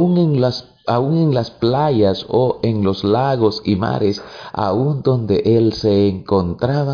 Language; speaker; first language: Spanish; native; Spanish